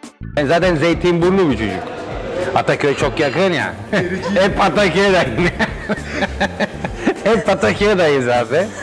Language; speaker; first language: Turkish; non-native, learner; Italian